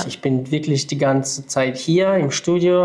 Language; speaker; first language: German; non-native, fluent; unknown